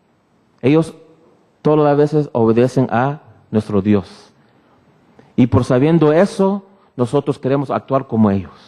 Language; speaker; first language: Spanish; early bilingual, heritage; Spanish